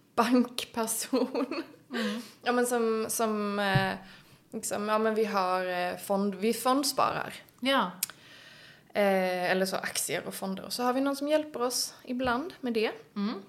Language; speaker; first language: Swedish; native; Swedish